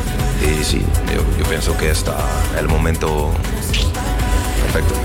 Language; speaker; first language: Spanish; non-native, learner; French